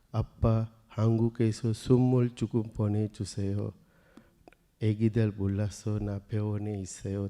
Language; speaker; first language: Korean; non-native, learner; Sinhala